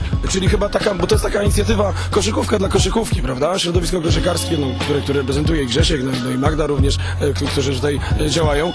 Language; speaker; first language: Polish; native; Polish